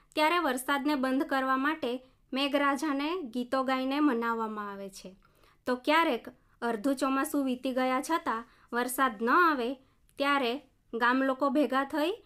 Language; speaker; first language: Gujarati; non-native, local second language; Vasavi